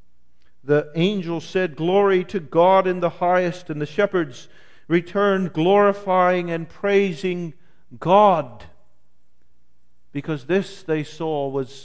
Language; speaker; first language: English; native; English